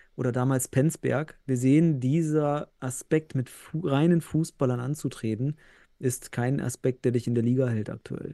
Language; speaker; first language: German; native; German